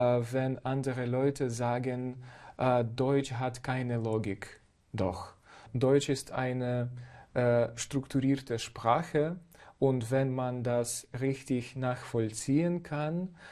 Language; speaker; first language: German; non-native, fluent; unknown